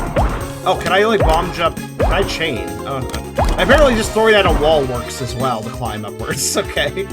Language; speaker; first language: English; native; English